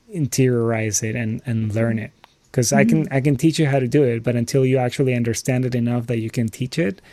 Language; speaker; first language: English; non-native, fluent; Spanish